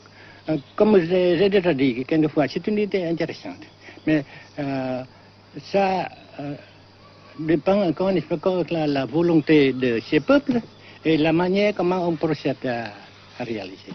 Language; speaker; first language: French; non-native, local second language; Vietnamese